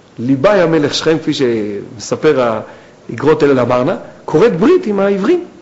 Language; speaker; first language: Hebrew; native; Hebrew